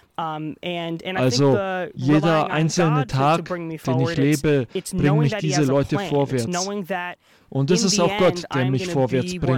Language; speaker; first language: German; non-native, fluent; English